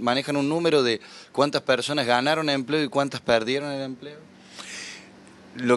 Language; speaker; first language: Spanish; native; Spanish